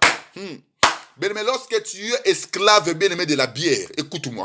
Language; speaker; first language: French; non-native, local second language; Lingala